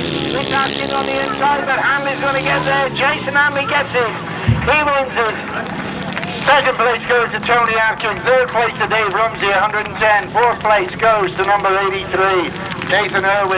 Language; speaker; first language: English; native; English